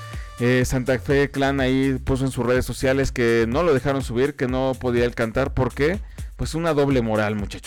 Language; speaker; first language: Spanish; native; Spanish